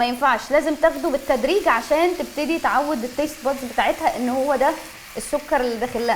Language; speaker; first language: Arabic; native; Arabic